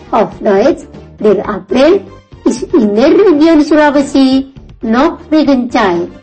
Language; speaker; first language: German; non-native, fluent; Indonesian